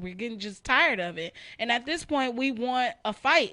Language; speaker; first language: English; native; English